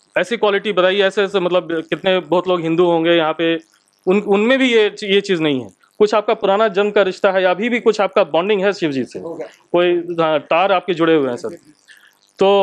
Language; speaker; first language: Hindi; native; Hindi